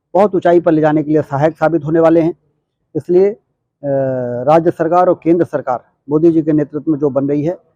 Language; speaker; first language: Hindi; native; Hindi